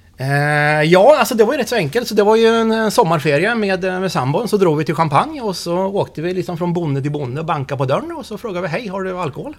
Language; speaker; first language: Swedish; native; Swedish